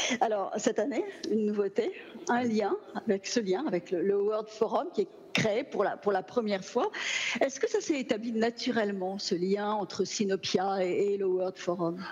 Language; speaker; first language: French; native; French